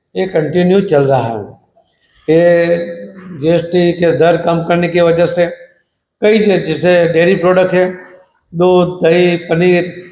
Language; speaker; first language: Hindi; non-native, local second language; Gujarati